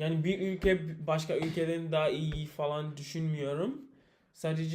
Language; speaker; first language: Turkish; non-native, learner; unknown